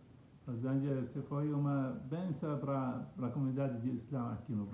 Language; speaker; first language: Portuguese; non-native, fluent; Arabic